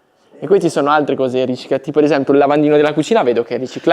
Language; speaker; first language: Italian; native; Italian